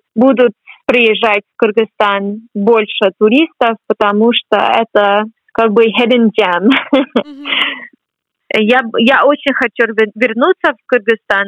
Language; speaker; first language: Russian; non-native, fluent; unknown